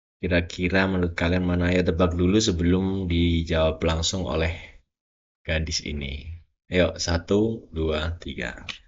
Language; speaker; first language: Indonesian; native; Indonesian